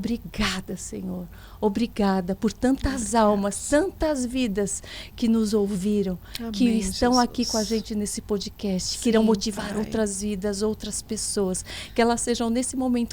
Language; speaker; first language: Portuguese; native; Portuguese